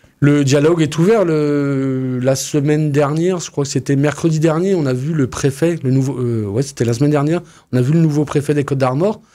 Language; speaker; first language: French; native; French